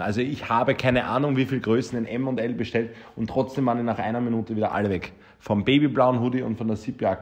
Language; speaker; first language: German; native; German